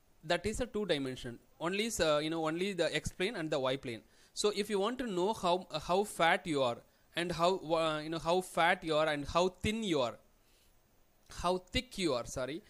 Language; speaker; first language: English; non-native, local second language; Tamil